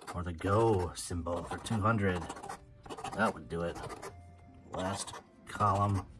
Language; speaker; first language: English; native; English